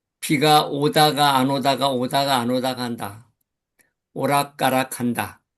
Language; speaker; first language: Korean; native; Korean